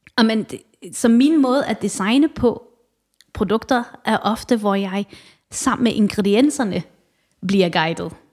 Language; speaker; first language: Danish; early bilingual, other home language; Arabic